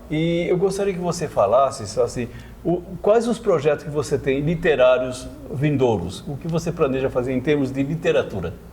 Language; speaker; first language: Portuguese; native; Portuguese